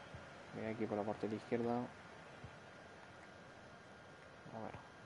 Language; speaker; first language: Spanish; native; Spanish